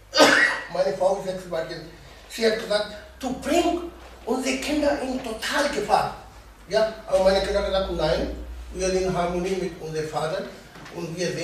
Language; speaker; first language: German; non-native, learner; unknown